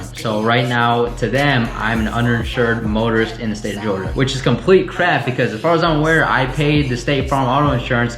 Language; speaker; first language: English; native; English